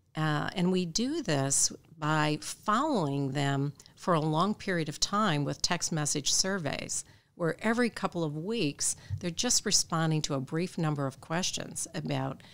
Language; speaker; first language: English; native; English